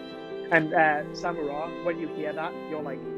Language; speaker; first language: English; native; English